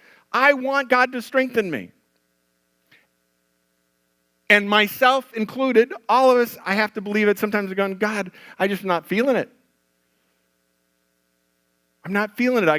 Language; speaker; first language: English; native; English